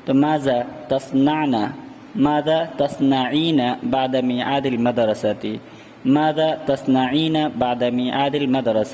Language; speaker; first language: Arabic; non-native, fluent; Urdu